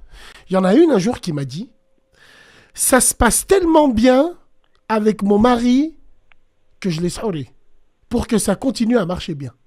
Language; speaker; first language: French; early bilingual, other home language; Arabic